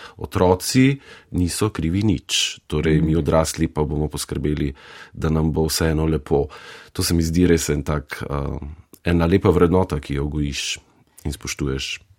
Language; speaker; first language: Slovenian; native; Slovenian